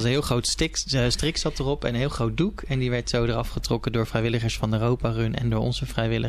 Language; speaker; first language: Dutch; native; Dutch